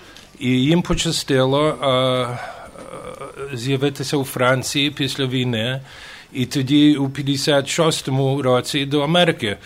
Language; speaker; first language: Ukrainian; early bilingual, heritage; Ukrainian